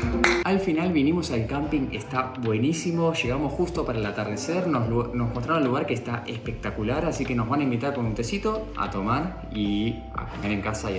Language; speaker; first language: Spanish; native; Spanish